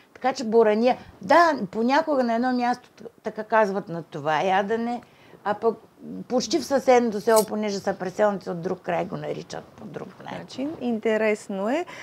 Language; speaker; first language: Bulgarian; native; Bulgarian